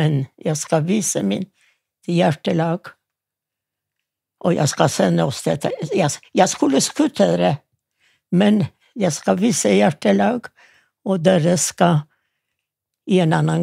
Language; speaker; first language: Norwegian; non-native, fluent; Yiddish